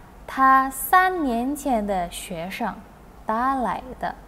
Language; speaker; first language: Chinese; non-native, fluent; Indonesian